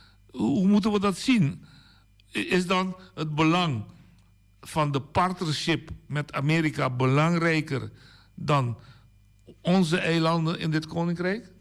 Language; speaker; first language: Dutch; non-native, local second language; Papiamento